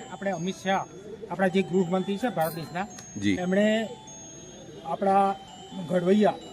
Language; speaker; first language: Gujarati; native; Gujarati